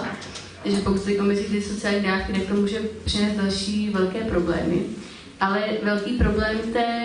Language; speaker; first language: Czech; native; Czech